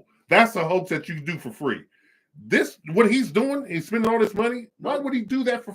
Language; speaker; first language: English; native; English